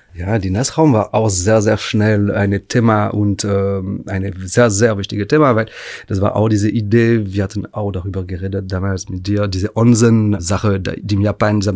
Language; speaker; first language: German; non-native, fluent; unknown